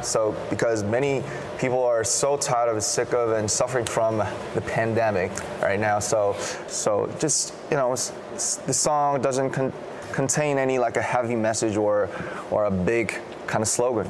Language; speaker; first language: English; non-native, fluent; Korean